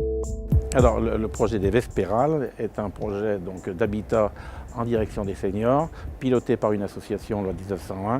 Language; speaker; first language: French; native; French